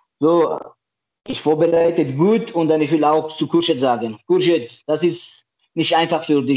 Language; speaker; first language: German; non-native, learner; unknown